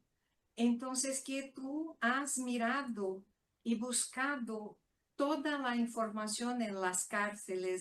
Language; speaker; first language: Spanish; non-native, fluent; Portuguese